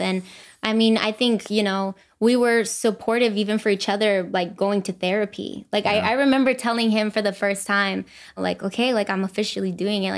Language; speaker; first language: English; early bilingual, other home language; Spanish